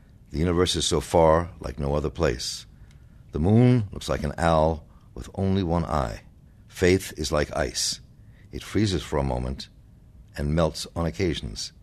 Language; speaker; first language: English; native; English